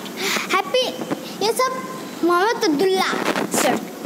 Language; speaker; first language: English; non-native, learner; Hindi